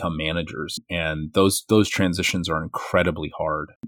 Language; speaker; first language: English; native; English